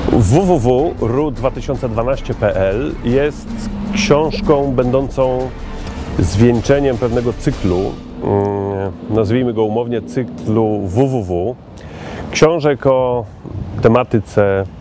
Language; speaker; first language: Polish; native; Polish